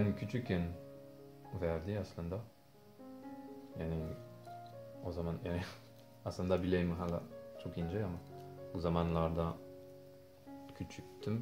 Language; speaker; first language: Turkish; non-native, learner; French